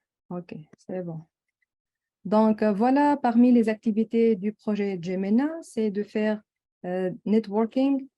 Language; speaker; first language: French; non-native, local second language; Arabic